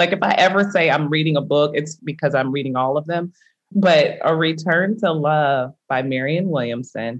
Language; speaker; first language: English; native; English